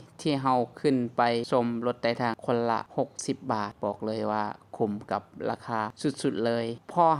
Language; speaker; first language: Thai; non-native, local second language; Northeastern Thai